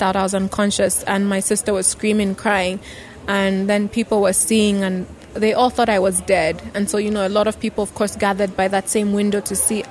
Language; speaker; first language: English; non-native, local second language; Bemba